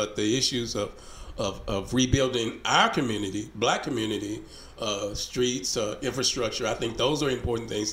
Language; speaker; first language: English; native; English